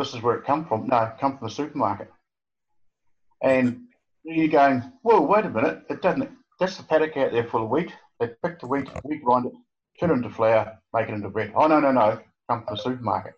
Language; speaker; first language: English; native; English